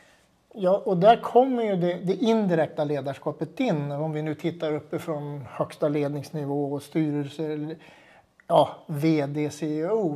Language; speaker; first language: Swedish; native; Swedish